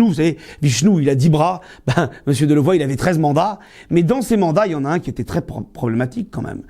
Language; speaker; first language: French; native; French